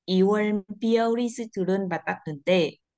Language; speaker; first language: Korean; non-native, learner; Vietnamese